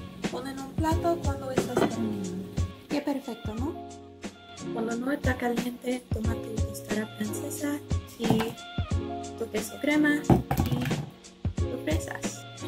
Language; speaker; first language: Spanish; non-native, learner; English